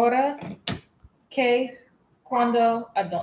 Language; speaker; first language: Spanish; non-native, learner; English